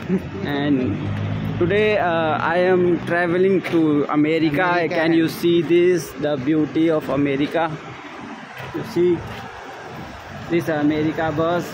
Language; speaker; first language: English; non-native, learner; Nepali